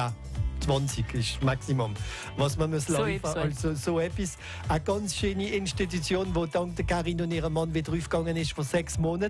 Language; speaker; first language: German; native; German